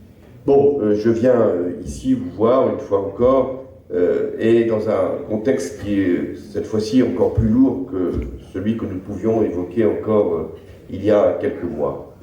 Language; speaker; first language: French; native; French